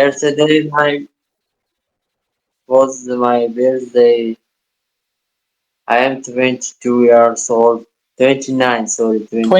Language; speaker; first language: English; non-native, learner; Tajik